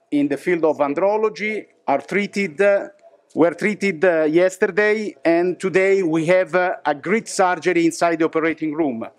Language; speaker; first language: English; non-native, fluent; Italian